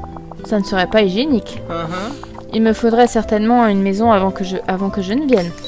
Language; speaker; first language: French; native; French